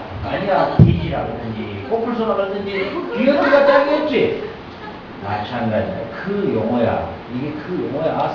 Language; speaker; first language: Korean; native; Korean